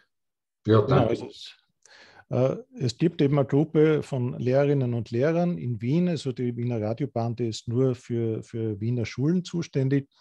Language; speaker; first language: German; native; German